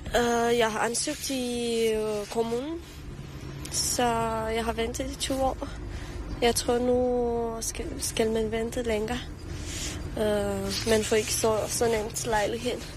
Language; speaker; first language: Danish; early bilingual, other home language; Romanian